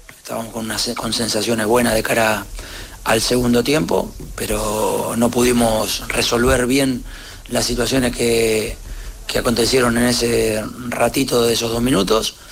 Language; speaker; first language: Spanish; native; Spanish